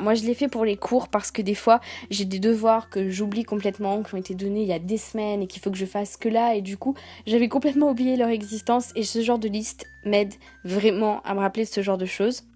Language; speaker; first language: French; native; French